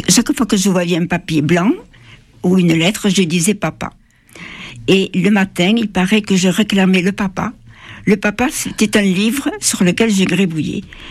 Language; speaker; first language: French; native; French